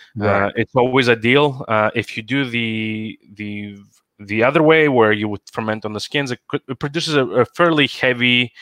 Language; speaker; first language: English; non-native, fluent; Greek